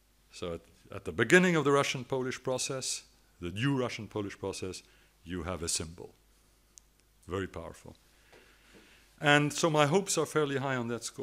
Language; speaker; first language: English; non-native, fluent; French